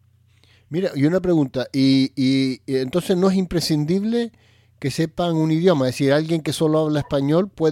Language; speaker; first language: Spanish; native; Spanish